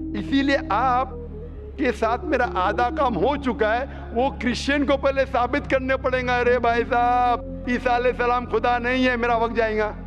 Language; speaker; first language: Hindi; non-native, local second language; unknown